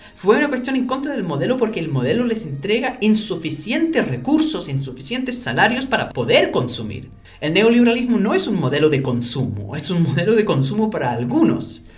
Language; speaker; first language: Spanish; non-native, fluent; English